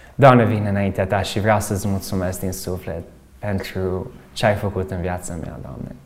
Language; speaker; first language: Romanian; early bilingual, other home language; English